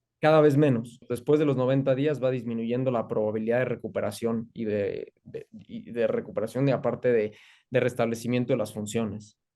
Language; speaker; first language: Spanish; native; Spanish